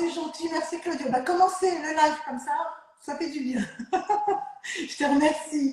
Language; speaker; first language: French; native; French